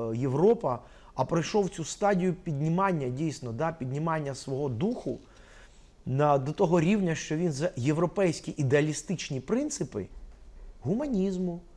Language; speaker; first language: Ukrainian; non-native, local second language; Russian